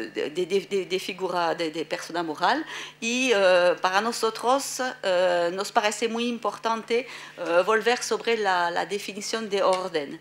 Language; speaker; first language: Spanish; non-native, fluent; French